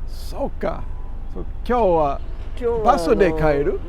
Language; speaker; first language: Japanese; non-native, learner; English